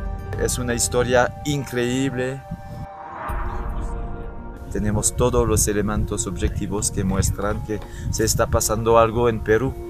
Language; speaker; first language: Spanish; non-native, fluent; French